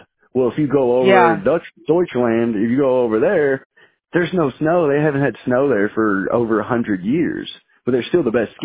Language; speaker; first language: English; native; English